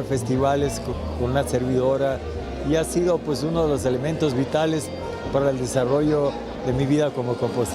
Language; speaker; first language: Spanish; native; Spanish